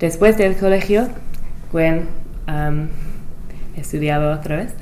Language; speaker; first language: Spanish; non-native, learner; English